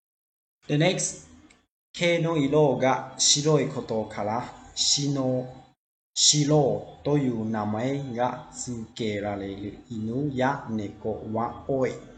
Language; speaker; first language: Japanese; non-native, fluent; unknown